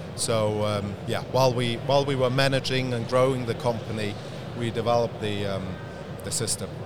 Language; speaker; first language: English; non-native, fluent; German